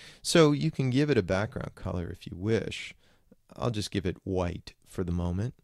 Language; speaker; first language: English; native; English